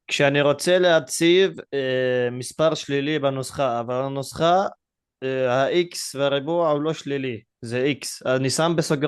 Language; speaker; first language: Hebrew; non-native, local second language; Arabic